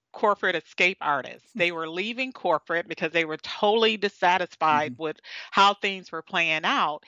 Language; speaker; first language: English; native; English